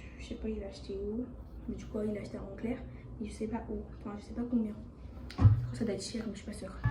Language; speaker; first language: French; early bilingual, other home language; Bambara